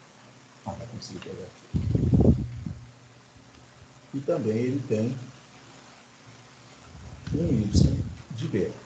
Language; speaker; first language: Portuguese; native; Portuguese